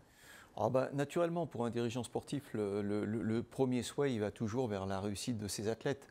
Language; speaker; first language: French; native; French